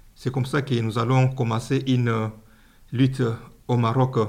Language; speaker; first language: French; non-native, local second language; Luba-Lulua